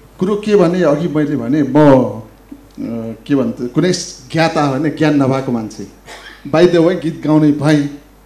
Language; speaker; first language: Nepali; non-native, local second language; Limbu